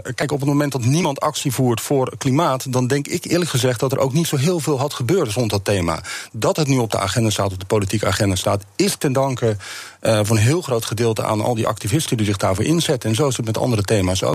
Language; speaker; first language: Dutch; native; Dutch